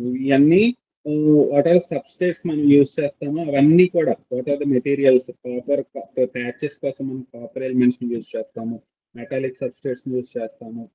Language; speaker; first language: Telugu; native; Telugu